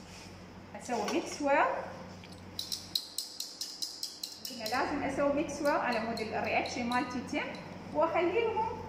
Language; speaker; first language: Arabic; native; Arabic